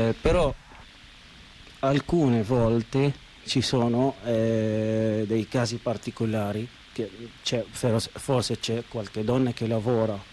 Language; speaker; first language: Italian; non-native, learner; Arabic